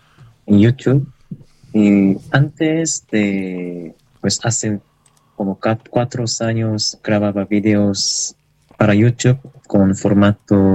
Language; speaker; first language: Spanish; non-native, learner; Korean